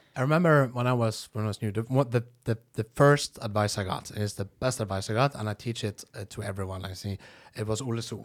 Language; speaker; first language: English; non-native, fluent; Norwegian